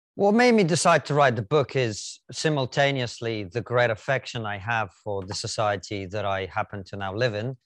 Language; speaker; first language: English; non-native, fluent; Russian